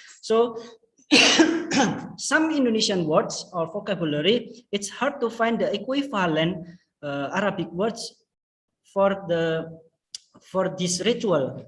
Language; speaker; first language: English; non-native, fluent; Indonesian